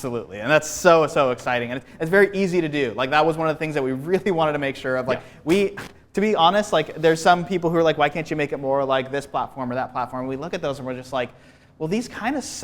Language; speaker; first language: English; native; English